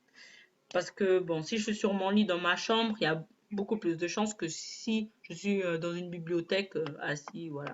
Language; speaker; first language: French; native; French